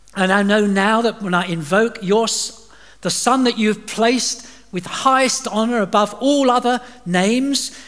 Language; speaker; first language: English; native; English